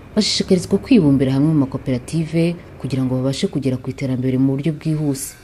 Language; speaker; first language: Kinyarwanda; native; Kinyarwanda